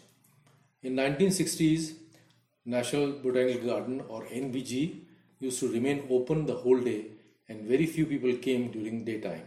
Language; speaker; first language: English; non-native, local second language; Hindi